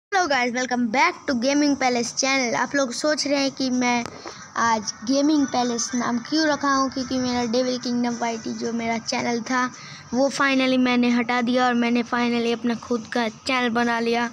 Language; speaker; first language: Hindi; non-native, local second language; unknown